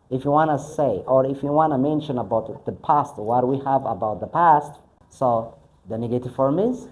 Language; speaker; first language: English; non-native, local second language; Amharic